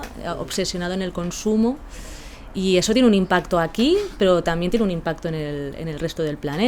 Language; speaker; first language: Spanish; native; Spanish